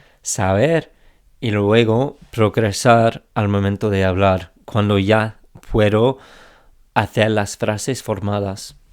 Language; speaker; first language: Spanish; non-native, fluent; English